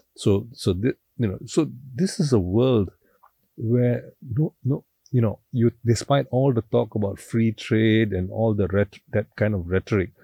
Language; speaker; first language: English; non-native, local second language; Tamil